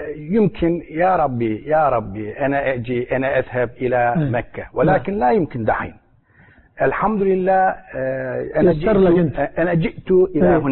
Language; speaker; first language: Arabic; non-native, learner; Turkish